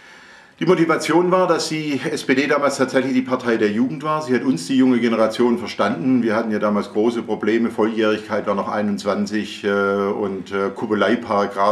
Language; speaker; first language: German; native; German